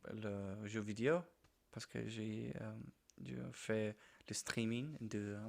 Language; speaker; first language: French; non-native, learner; Spanish